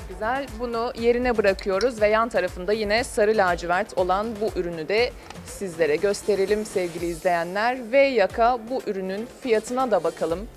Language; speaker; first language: Turkish; native; Turkish